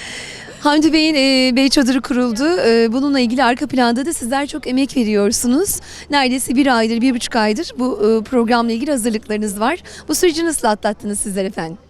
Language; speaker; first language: Turkish; native; Turkish